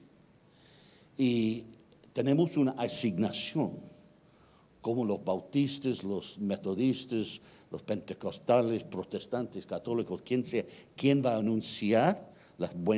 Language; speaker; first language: Spanish; non-native, fluent; English